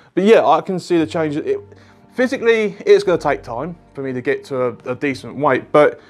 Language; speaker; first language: English; native; English